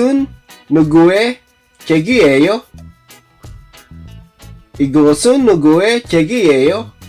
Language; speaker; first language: Korean; non-native, learner; Filipino